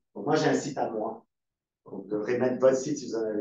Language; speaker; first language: French; native; French